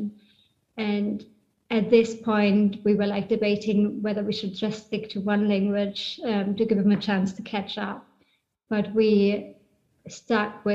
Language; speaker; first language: English; non-native, fluent; German